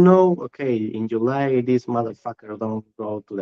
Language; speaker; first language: English; non-native, learner; Spanish